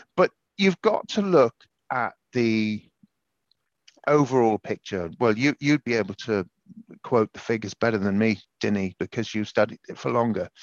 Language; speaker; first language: English; native; English